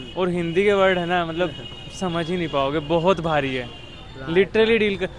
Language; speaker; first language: Hindi; native; Hindi